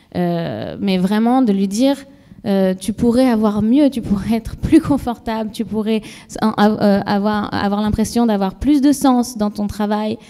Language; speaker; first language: French; native; French